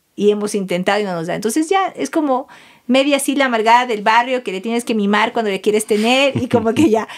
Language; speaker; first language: Spanish; native; Spanish